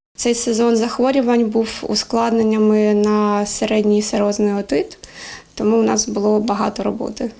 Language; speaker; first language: Ukrainian; native; Ukrainian